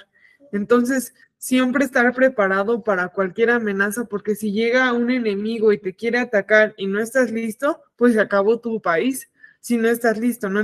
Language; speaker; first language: Spanish; native; Spanish